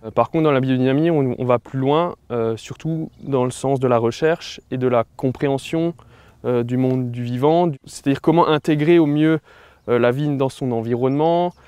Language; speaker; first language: French; native; French